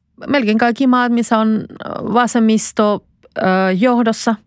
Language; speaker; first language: Finnish; non-native, fluent; Spanish